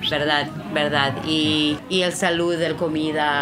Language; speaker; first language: Spanish; non-native, learner; Hebrew